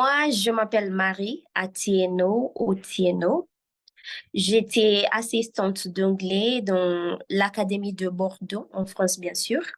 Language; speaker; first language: French; non-native, fluent; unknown